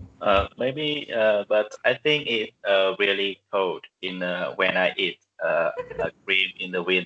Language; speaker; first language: English; non-native, learner; Vietnamese